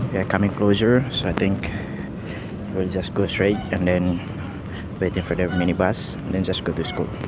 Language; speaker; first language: English; non-native, fluent; Tetum